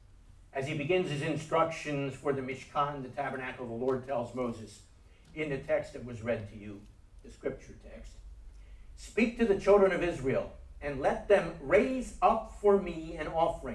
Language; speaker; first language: English; native; English